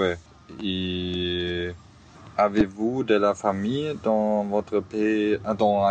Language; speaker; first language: French; non-native, learner; German